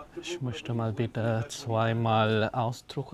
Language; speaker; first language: German; non-native, learner; Filipino